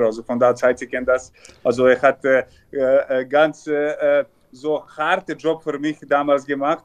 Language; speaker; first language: German; non-native, learner; Serbian